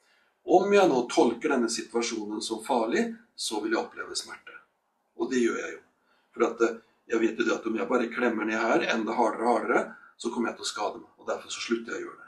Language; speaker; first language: Norwegian; native; Norwegian